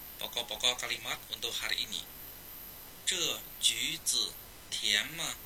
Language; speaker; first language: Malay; non-native, fluent; Chinese